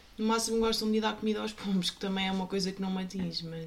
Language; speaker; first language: Portuguese; native; Portuguese